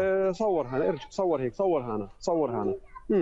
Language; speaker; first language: Turkish; non-native, fluent; Arabic